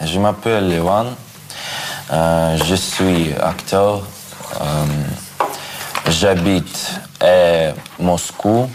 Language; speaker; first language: French; non-native, learner; Russian